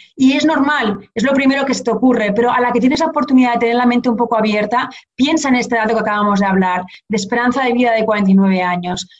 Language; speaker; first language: Spanish; early bilingual, heritage; Portuguese